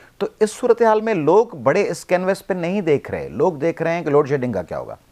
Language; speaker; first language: Urdu; non-native, local second language; Sindhi